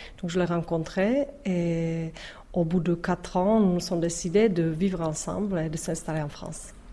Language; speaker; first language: French; non-native, fluent; Czech